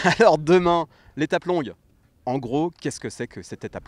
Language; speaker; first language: French; native; French